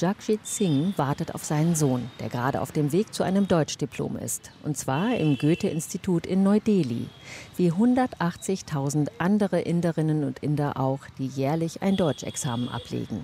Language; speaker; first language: German; native; German